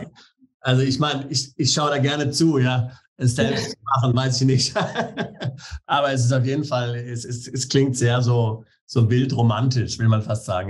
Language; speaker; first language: German; native; German